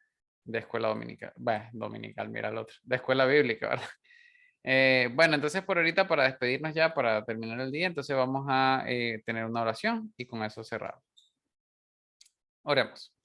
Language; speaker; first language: Spanish; native; Spanish